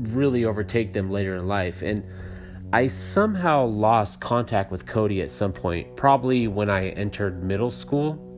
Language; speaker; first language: English; native; English